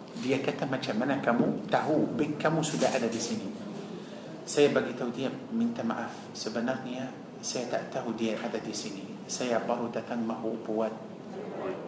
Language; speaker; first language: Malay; non-native, fluent; Arabic